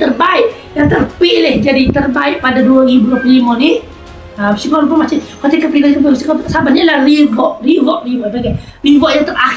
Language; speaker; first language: Malay; native; Malay